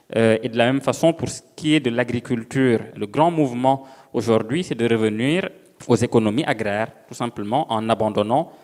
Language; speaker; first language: French; non-native, local second language; Serer